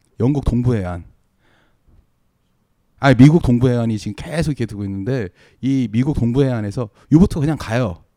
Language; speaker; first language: Korean; native; Korean